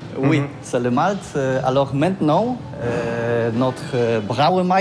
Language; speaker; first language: French; non-native, learner; Polish